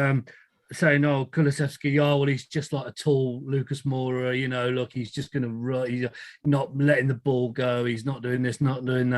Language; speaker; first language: English; native; English